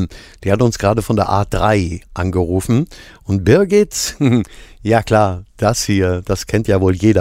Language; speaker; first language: German; native; German